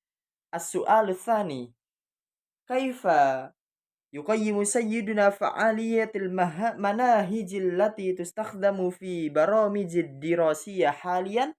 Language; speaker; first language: Arabic; non-native, learner; Indonesian